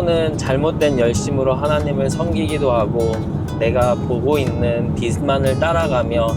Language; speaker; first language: Korean; native; Korean